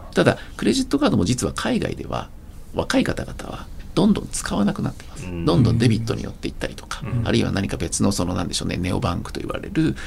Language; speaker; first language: Japanese; native; Japanese